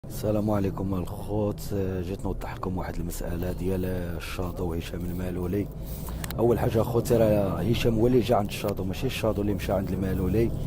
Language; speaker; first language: Arabic; native; Arabic